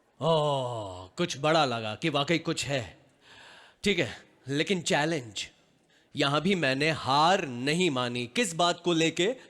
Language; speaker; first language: Hindi; non-native, local second language; Gujarati